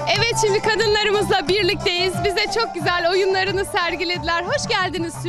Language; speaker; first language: Turkish; native; Turkish